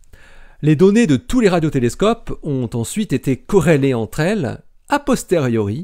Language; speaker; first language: French; native; French